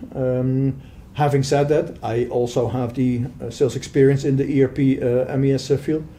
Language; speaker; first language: English; non-native, fluent; Dutch